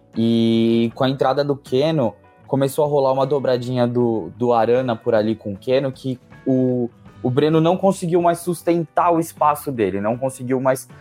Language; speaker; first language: Portuguese; native; Portuguese